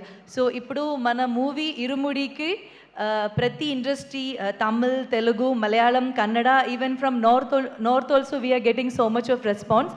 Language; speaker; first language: Telugu; non-native, learner; Malayalam